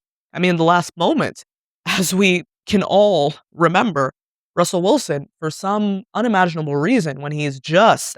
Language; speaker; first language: English; native; English